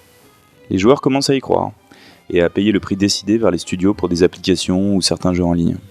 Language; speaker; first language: French; native; French